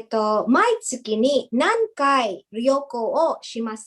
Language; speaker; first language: Japanese; non-native, learner; English